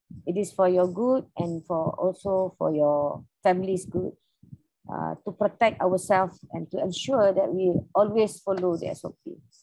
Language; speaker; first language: English; non-native, local second language; Malay